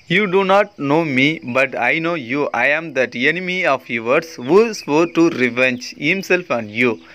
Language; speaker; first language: English; non-native, local second language; Tamil